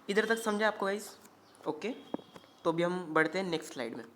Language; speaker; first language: Hindi; non-native, local second language; Marathi